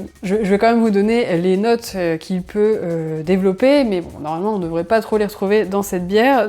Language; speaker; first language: French; native; French